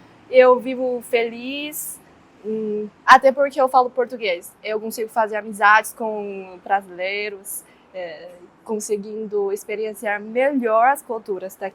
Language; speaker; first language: Portuguese; non-native, fluent; Chinese